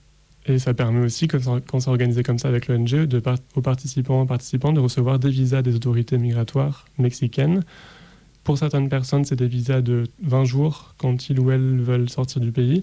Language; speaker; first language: French; native; French